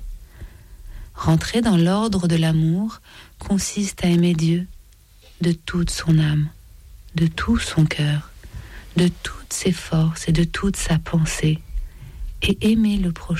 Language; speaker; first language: French; native; French